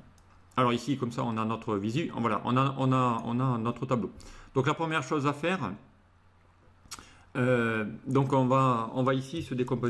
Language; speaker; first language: French; native; French